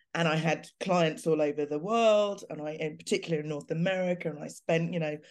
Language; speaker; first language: English; native; English